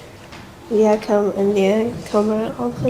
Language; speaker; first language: French; non-native, local second language; Chinese